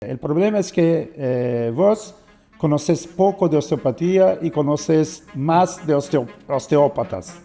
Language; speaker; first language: Spanish; non-native, fluent; Portuguese